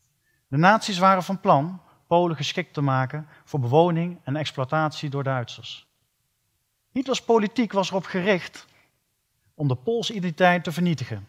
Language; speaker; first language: Dutch; native; Dutch